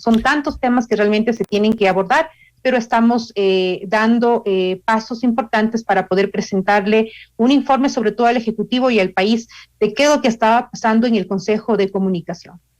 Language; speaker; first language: Spanish; native; Spanish